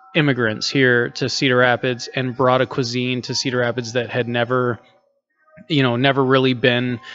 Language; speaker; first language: English; native; English